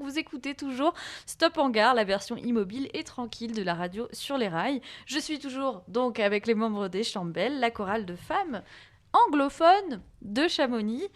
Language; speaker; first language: French; native; French